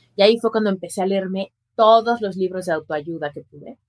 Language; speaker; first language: Spanish; native; Spanish